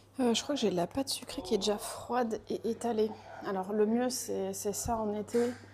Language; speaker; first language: French; early bilingual, other home language; Portuguese